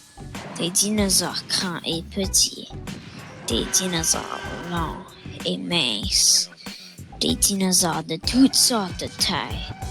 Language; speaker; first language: French; non-native, local second language; English